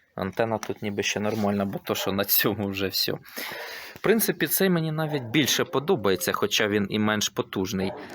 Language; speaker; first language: Ukrainian; native; Ukrainian